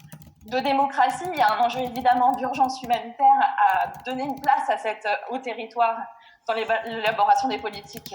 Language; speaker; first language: French; native; French